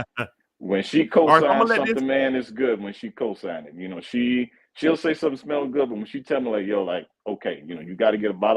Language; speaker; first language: English; native; English